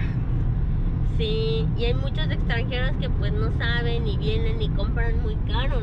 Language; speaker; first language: Spanish; native; Spanish